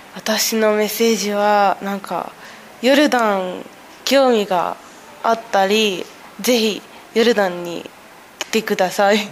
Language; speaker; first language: Japanese; non-native, learner; Arabic